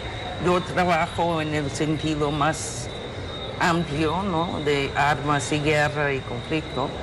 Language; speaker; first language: Spanish; non-native, fluent; English